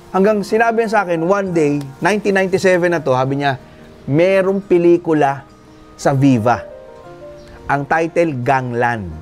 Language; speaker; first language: Filipino; native; Filipino